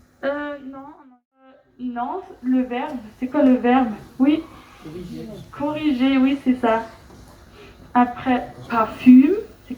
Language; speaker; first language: French; non-native, fluent; German